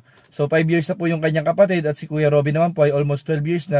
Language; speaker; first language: Filipino; native; Filipino